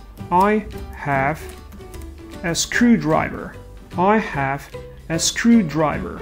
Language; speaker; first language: English; non-native, fluent; Russian